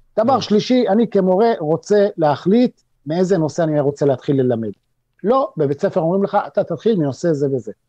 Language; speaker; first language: Hebrew; native; Hebrew